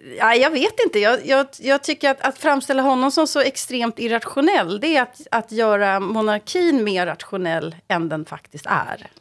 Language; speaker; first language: Swedish; native; Swedish